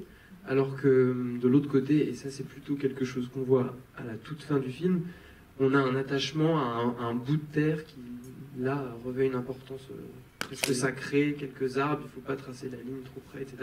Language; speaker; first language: French; native; French